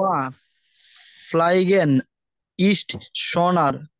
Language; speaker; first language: German; non-native, learner; Bangla